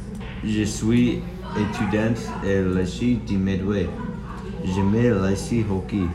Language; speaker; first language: French; non-native, learner; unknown